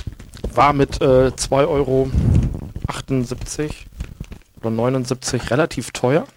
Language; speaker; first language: German; native; German